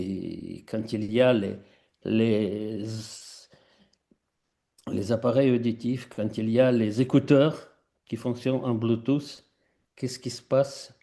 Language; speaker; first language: French; non-native, fluent; Russian